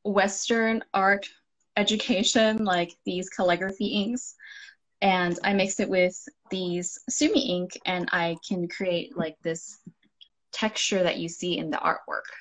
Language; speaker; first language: English; non-native, local second language; Cantonese